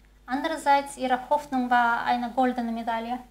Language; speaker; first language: German; non-native, fluent; Chinese